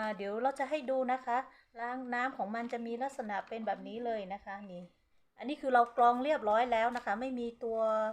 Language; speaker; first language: Thai; non-native, local second language; Hmong